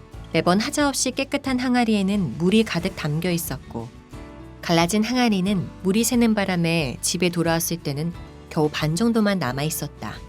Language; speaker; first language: Korean; native; Korean